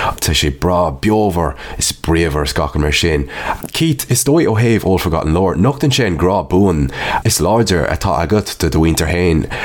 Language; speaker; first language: Irish; non-native, local second language; English